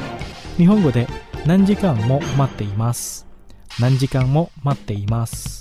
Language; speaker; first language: Japanese; non-native, fluent; Indonesian